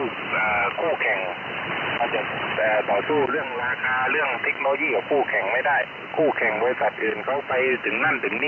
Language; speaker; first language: Thai; native; Thai